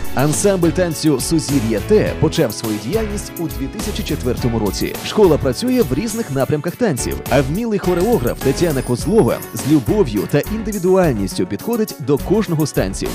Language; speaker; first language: Ukrainian; native; Ukrainian